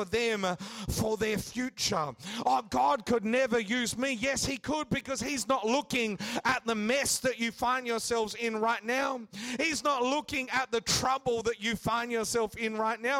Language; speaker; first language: English; native; English